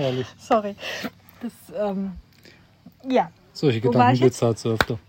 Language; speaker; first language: German; native; German